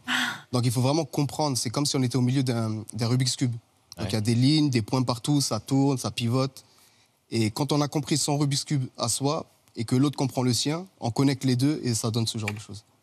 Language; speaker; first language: French; native; French